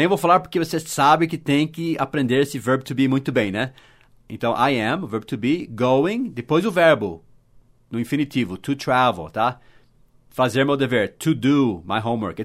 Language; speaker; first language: Portuguese; non-native, fluent; English